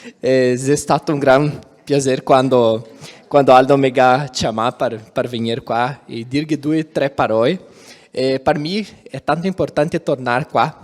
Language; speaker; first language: Italian; non-native, learner; Portuguese